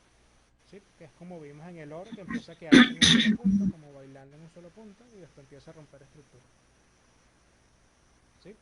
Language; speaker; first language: Spanish; native; Spanish